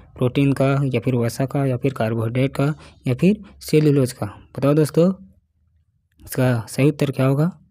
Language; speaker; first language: Hindi; native; Hindi